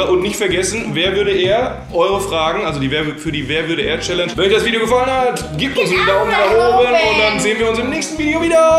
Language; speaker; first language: German; native; German